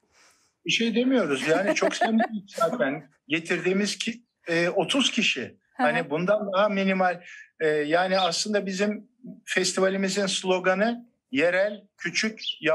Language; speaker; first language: Turkish; native; Turkish